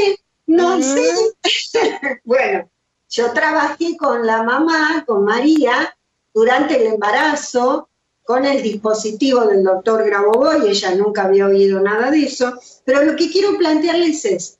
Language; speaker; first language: Spanish; native; Spanish